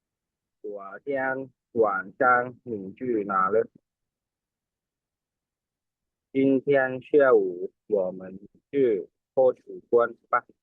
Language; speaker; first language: Chinese; non-native, learner; Lao